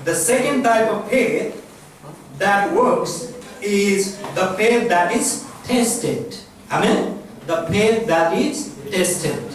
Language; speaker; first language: English; non-native, local second language; Nepali